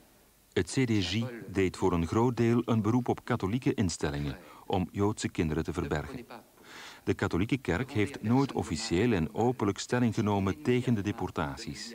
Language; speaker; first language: Dutch; native; Dutch